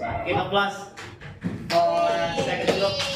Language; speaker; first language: English; non-native, learner; Indonesian